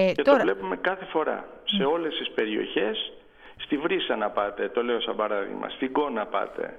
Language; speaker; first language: Greek; native; Greek